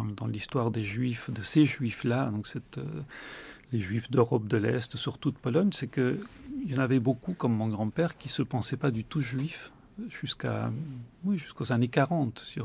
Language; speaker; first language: French; early bilingual, other home language; Spanish